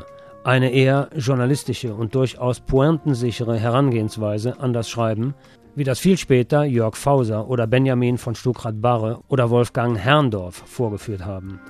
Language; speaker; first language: German; native; German